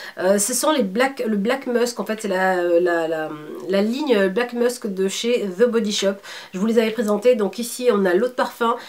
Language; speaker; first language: French; early bilingual, other home language; Arabic